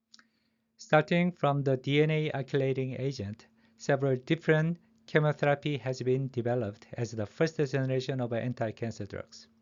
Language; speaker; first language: English; non-native, fluent; Korean